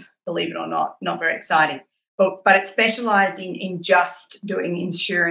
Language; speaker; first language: English; native; English